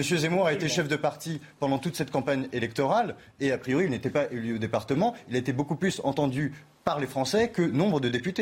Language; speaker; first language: French; native; French